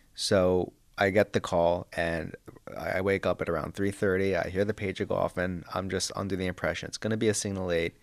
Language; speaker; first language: English; native; English